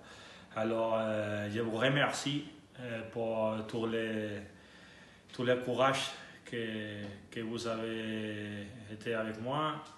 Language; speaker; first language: French; non-native, learner; Spanish